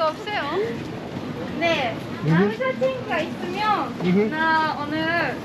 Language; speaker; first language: Korean; non-native, learner; Japanese